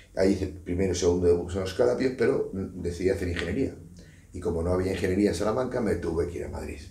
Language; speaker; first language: Spanish; native; Spanish